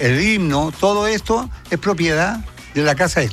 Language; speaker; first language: Spanish; native; Spanish